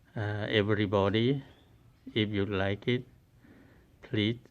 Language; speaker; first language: English; non-native, learner; Thai